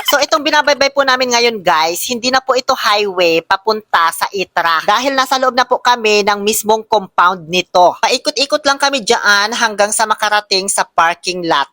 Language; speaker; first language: Filipino; native; Filipino